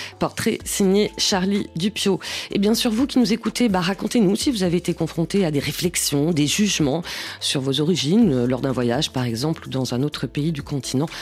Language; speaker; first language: French; native; French